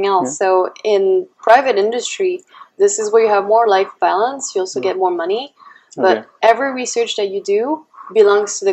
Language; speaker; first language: English; non-native, fluent; French